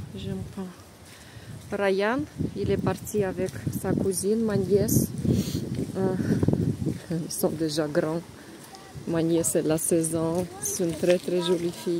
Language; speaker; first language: French; non-native, fluent; Russian